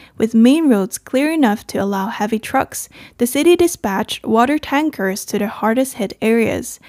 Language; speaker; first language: English; non-native, fluent; Chinese